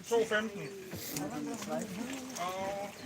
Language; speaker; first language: Danish; native; Danish